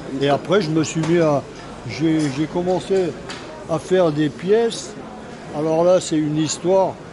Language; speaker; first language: French; native; French